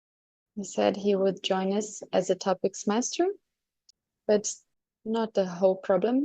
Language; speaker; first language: English; non-native, fluent; Portuguese